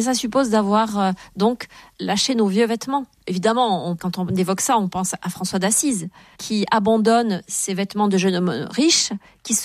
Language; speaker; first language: French; native; French